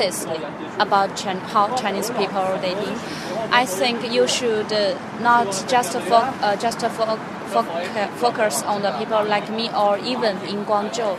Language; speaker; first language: English; non-native, fluent; Chinese